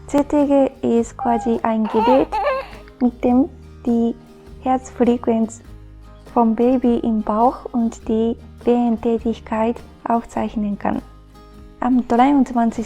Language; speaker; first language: German; non-native, fluent; Japanese